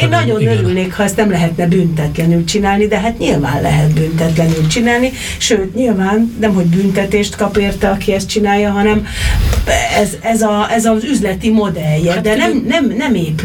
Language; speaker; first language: Hungarian; native; Hungarian